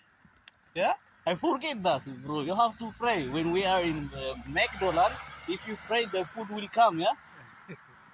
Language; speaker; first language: English; non-native, local second language; Amharic